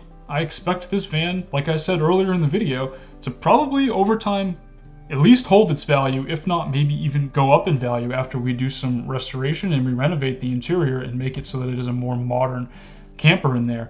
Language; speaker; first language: English; native; English